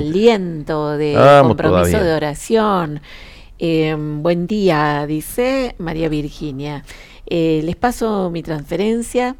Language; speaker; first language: Spanish; native; Spanish